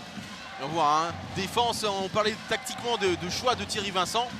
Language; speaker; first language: French; native; French